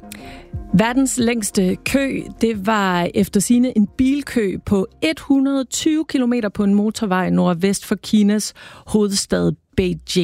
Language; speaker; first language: Danish; native; Danish